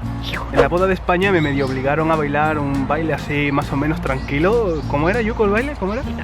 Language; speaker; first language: Spanish; native; Spanish